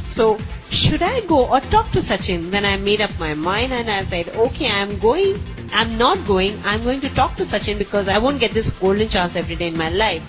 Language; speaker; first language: English; non-native, local second language; Hindi